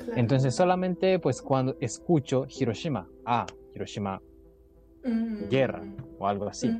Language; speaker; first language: Spanish; non-native, fluent; Japanese